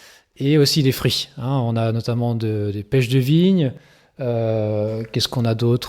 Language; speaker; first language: French; native; French